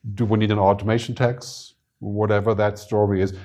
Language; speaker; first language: English; non-native, fluent; German